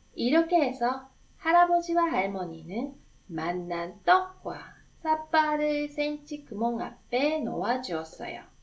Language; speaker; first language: Korean; non-native, fluent; Japanese